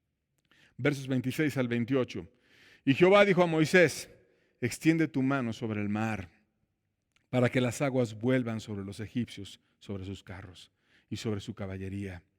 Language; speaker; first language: Spanish; native; Spanish